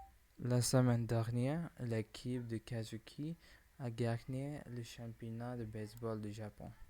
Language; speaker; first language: French; non-native, learner; English